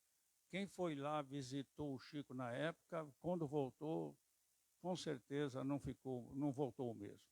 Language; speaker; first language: Portuguese; native; Portuguese